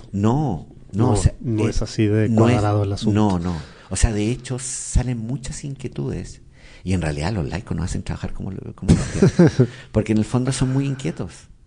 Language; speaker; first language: Spanish; native; Spanish